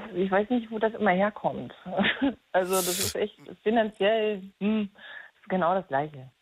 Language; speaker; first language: German; native; German